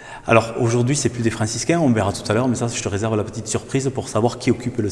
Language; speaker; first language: French; native; French